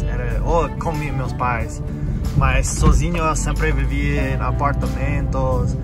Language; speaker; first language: Portuguese; non-native, fluent; English